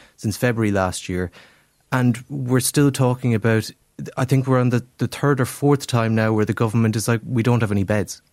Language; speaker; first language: English; native; English